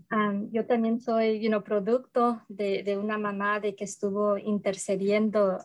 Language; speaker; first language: Spanish; early bilingual, heritage; Spanish